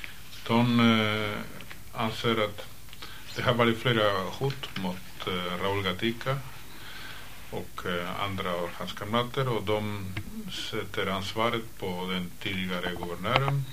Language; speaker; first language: Swedish; non-native, fluent; Spanish